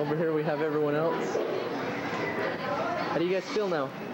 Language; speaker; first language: English; native; English